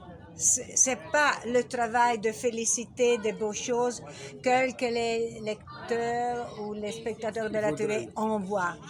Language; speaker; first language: French; non-native, learner; Italian